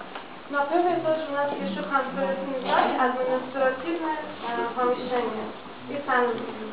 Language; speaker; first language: Russian; non-native, learner; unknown